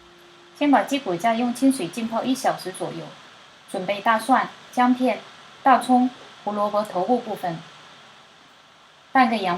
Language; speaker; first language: Chinese; native; Chinese